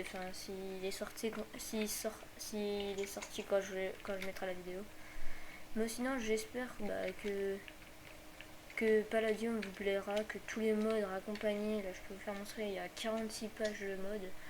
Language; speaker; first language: French; native; French